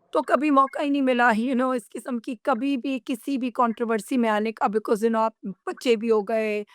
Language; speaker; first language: Urdu; native; Urdu